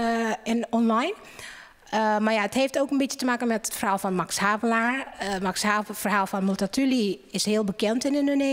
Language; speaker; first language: Dutch; non-native, fluent; Indonesian